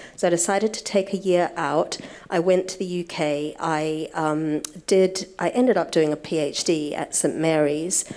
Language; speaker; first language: English; native; English